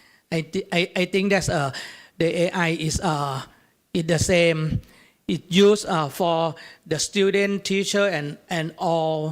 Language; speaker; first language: English; non-native, learner; Thai